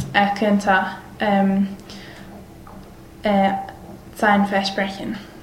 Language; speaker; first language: German; non-native, learner; English